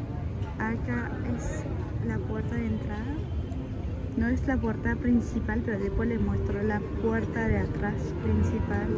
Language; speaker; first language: Spanish; non-native, fluent; French